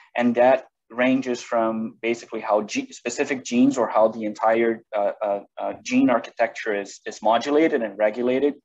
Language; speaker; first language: English; non-native, fluent; Portuguese